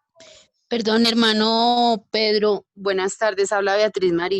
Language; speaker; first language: Spanish; native; Spanish